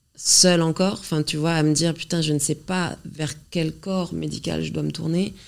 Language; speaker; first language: French; native; French